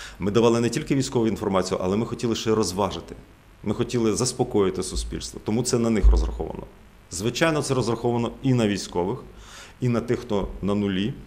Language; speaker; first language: Ukrainian; native; Ukrainian